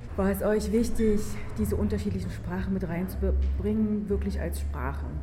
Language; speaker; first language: German; native; German